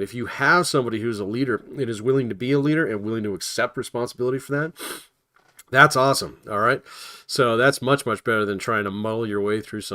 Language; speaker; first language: English; native; English